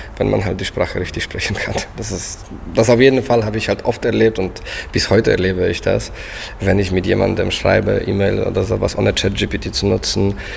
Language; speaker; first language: German; non-native, fluent; Polish